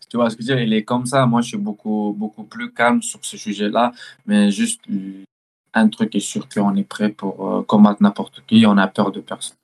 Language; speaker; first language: French; early bilingual, other home language; Chechen